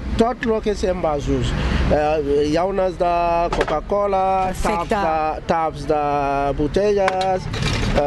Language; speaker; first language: Catalan; non-native, learner; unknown